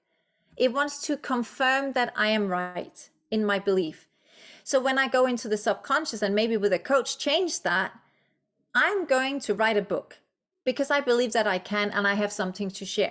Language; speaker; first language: English; non-native, fluent; Danish